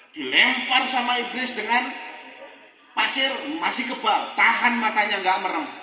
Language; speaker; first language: Indonesian; non-native, local second language; Javanese